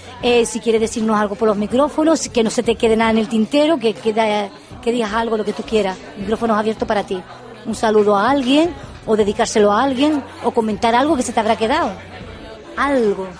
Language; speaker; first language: Spanish; native; Spanish